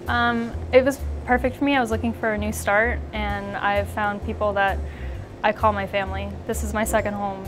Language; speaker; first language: English; native; English